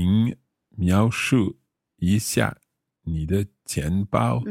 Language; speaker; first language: Chinese; non-native, learner; English